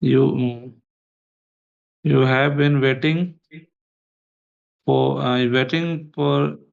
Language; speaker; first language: English; non-native, learner; Hindi